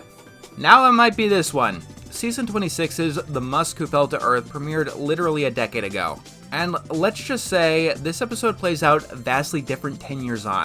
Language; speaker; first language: English; native; English